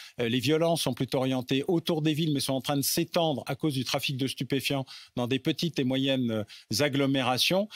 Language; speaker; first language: French; native; French